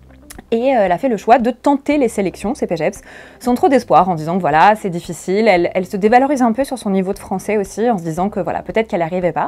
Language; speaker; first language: French; native; French